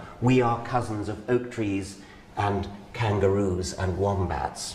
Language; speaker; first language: English; native; English